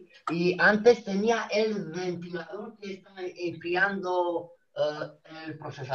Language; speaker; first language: Spanish; non-native, fluent; Romanian